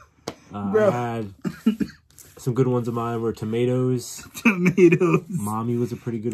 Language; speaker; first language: English; native; English